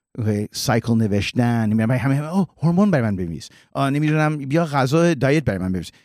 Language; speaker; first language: Persian; early bilingual, heritage; Persian